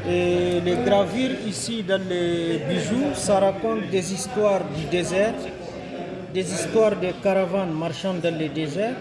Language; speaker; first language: French; non-native, local second language; Tamasheq